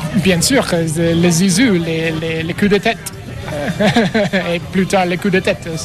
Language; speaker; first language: French; non-native, learner; English